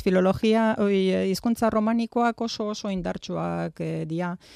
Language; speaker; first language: Basque; non-native, fluent; Romanian